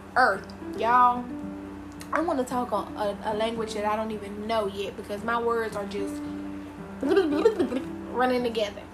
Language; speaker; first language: English; native; English